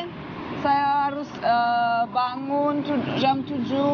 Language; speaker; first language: Indonesian; non-native, learner; German